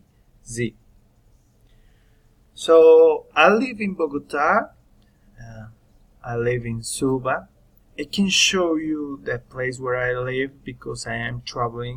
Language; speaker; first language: English; non-native, learner; Spanish